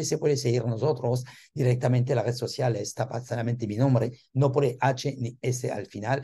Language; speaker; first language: Spanish; non-native, learner; French